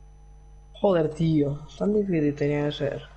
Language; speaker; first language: Spanish; native; Spanish